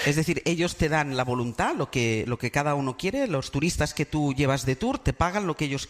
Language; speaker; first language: Spanish; native; Spanish